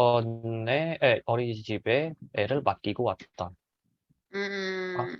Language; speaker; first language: Korean; non-native, learner; Indonesian